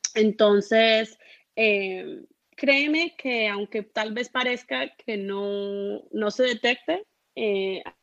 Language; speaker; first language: Spanish; early bilingual, heritage; Spanish